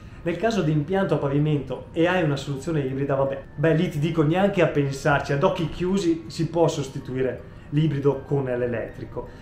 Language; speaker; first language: Italian; native; Italian